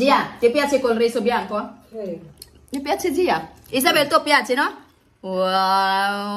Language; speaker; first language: Italian; non-native, learner; Filipino